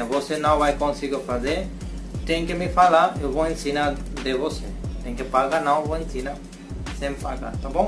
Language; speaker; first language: Portuguese; non-native, learner; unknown